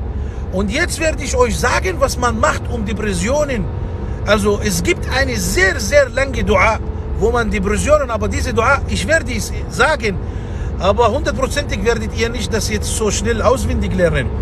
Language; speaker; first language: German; non-native, fluent; Arabic